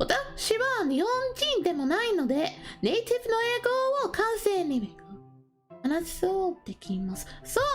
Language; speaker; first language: Japanese; non-native, learner; English